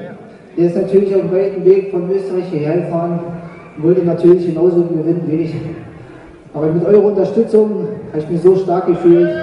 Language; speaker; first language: German; native; German